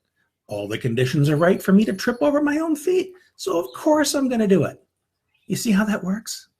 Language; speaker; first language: English; native; English